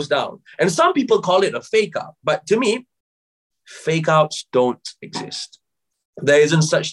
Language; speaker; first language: English; non-native, local second language; Malay